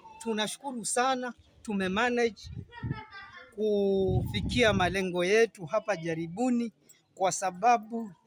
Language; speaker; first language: Swahili; native; Swahili